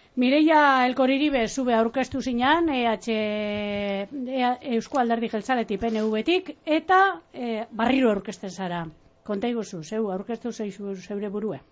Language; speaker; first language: Basque; native; Basque